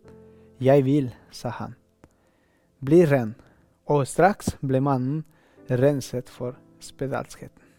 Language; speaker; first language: Norwegian; non-native, fluent; Spanish